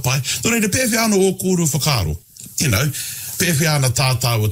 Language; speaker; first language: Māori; non-native, local second language; English